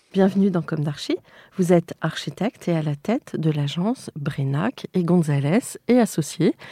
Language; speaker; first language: French; native; French